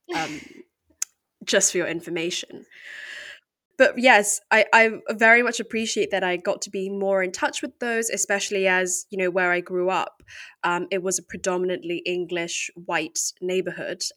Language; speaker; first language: English; native; English